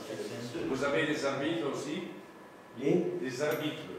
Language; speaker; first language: French; non-native, local second language; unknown